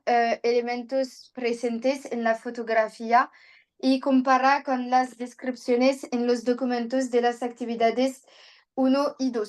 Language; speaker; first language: Spanish; non-native, learner; French